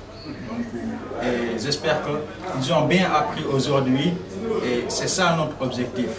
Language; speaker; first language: French; non-native, local second language; Wolof